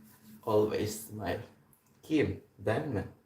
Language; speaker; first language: Turkish; non-native, learner; Filipino